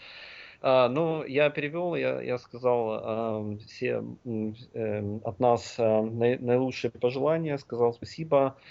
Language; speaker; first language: Russian; native; Russian